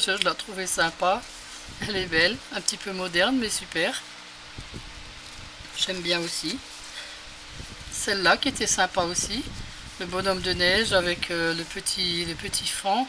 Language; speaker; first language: French; native; French